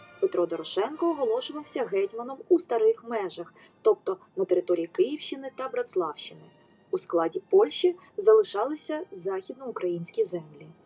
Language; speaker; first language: Ukrainian; native; Ukrainian